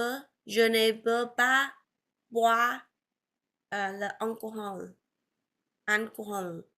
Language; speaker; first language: French; non-native, learner; Vietnamese